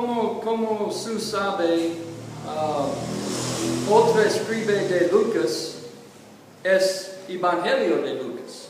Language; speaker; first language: Spanish; non-native, learner; English